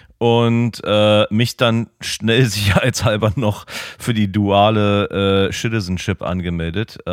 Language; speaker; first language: German; native; German